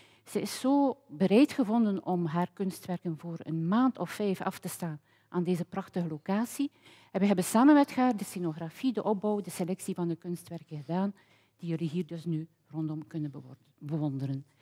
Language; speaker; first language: Dutch; native; Dutch